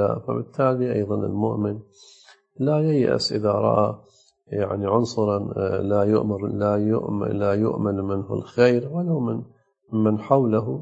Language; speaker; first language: Arabic; native; Arabic